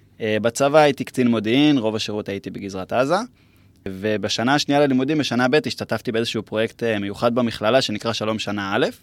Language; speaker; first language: Hebrew; native; Hebrew